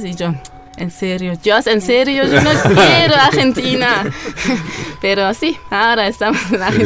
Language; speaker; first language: Spanish; non-native, learner; German